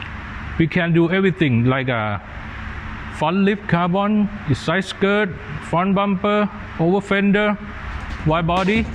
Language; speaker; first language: English; non-native, learner; Thai